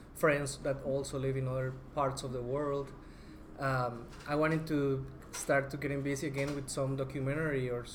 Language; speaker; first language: English; non-native, fluent; Spanish